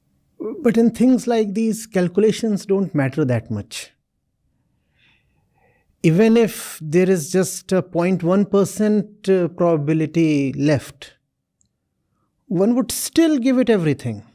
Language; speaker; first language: English; non-native, local second language; Hindi